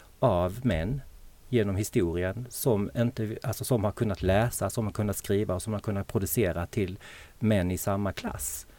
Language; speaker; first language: Swedish; native; Swedish